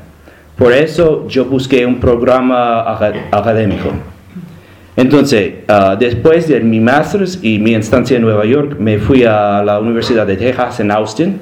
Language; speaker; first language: Spanish; non-native, learner; English